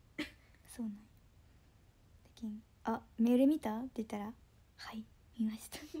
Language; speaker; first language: Japanese; native; Japanese